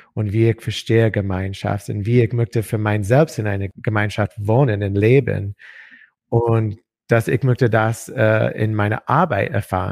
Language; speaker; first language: German; non-native, learner; English